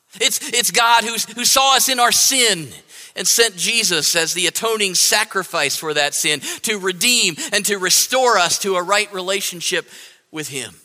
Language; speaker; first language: English; native; English